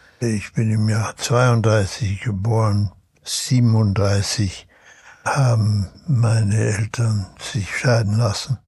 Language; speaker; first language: German; early bilingual, heritage; German